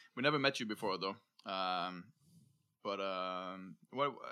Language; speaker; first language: English; non-native, fluent; Norwegian